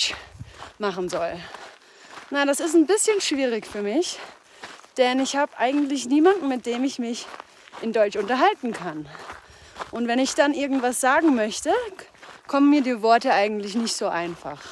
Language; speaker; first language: German; early bilingual, heritage; English